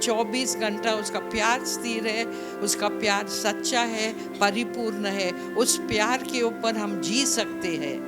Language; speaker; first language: Hindi; non-native, local second language; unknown